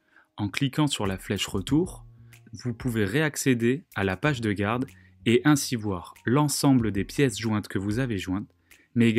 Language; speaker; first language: French; native; French